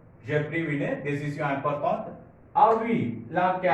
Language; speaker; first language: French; non-native, fluent; Tamil